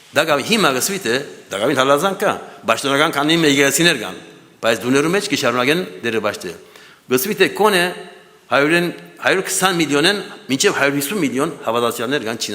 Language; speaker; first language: Armenian; early bilingual, heritage; Armenian